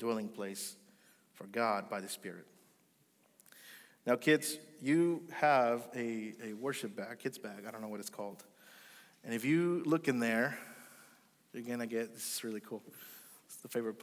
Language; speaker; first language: English; early bilingual, other home language; Spanish